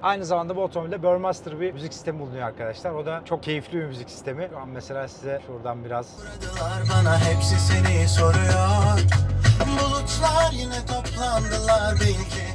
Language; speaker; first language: Turkish; native; Turkish